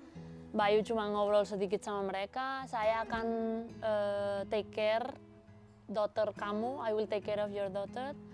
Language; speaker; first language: Indonesian; non-native, fluent; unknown